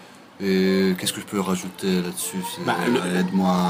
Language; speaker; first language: French; non-native, fluent; Russian